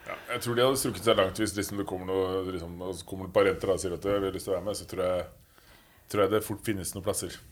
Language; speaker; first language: Norwegian; native; Norwegian